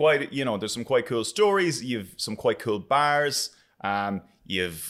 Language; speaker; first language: English; native; English